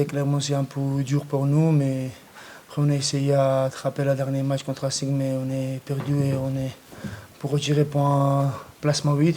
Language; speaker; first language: French; non-native, learner; Georgian